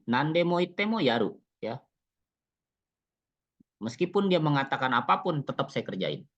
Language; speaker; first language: Indonesian; native; Indonesian